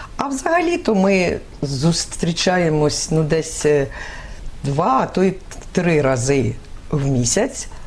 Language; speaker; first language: Ukrainian; native; Ukrainian